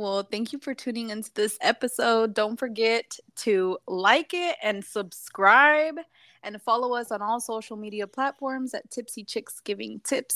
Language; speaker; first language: English; early bilingual, other home language; Spanish